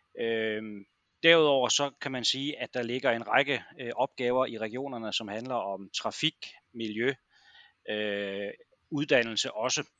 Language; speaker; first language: Danish; native; Danish